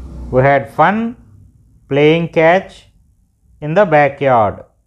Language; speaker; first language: English; non-native, local second language; Telugu